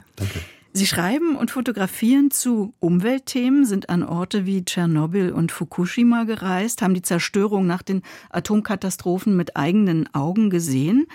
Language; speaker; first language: German; native; German